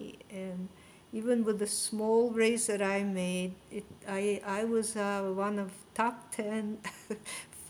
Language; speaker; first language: English; non-native, fluent; Russian